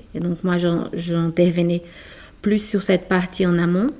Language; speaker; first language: French; non-native, fluent; Portuguese